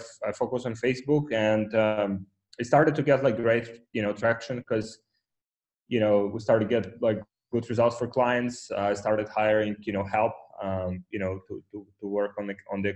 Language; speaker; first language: English; non-native, fluent; Ukrainian